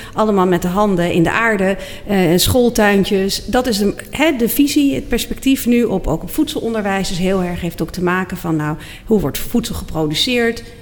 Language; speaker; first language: Dutch; native; Dutch